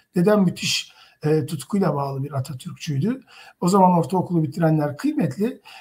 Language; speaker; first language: Turkish; native; Turkish